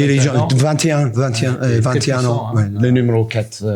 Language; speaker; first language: French; non-native, learner; English